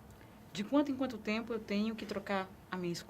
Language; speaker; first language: Portuguese; native; Portuguese